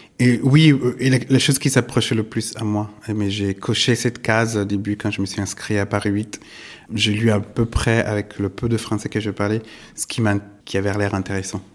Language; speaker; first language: French; non-native, fluent; Italian